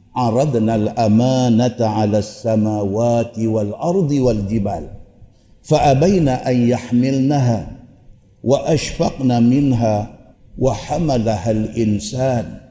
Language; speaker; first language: Malay; native; Malay